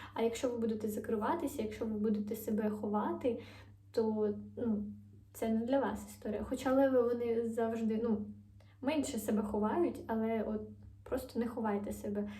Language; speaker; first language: Ukrainian; non-native, local second language; Russian